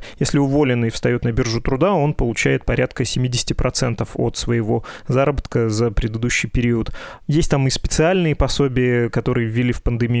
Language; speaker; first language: Russian; native; Russian